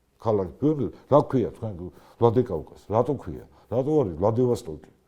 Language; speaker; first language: Georgian; native; Georgian